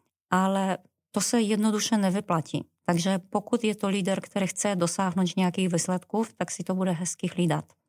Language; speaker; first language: Czech; non-native, fluent; Polish